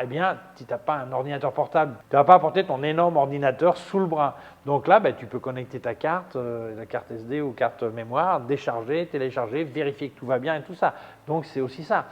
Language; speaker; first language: French; native; French